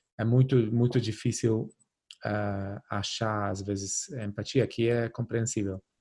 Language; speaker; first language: Portuguese; non-native, fluent; Polish